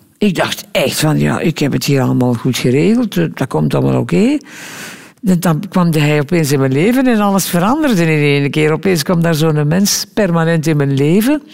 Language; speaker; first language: Dutch; native; Dutch